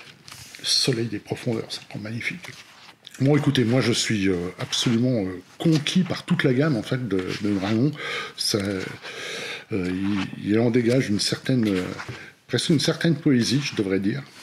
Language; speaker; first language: French; native; French